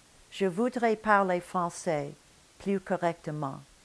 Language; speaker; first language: French; non-native, fluent; English